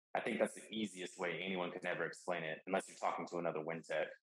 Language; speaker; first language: English; native; English